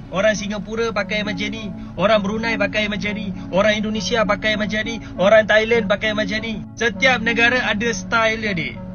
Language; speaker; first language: Malay; native; Malay